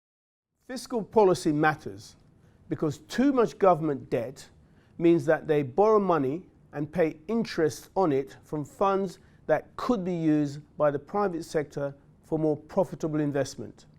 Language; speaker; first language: English; native; English